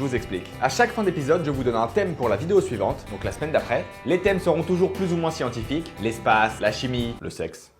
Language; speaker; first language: French; native; French